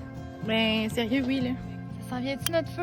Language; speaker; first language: French; native; French